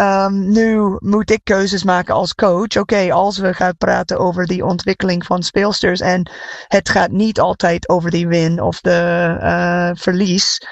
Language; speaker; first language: Dutch; non-native, fluent; English